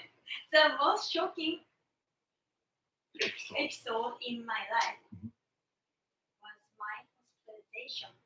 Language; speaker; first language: English; non-native, learner; Japanese